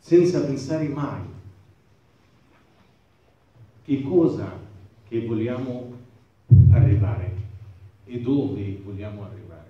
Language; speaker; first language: Italian; non-native, fluent; Arabic